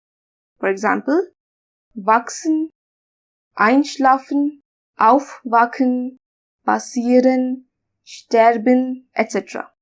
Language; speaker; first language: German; non-native, fluent; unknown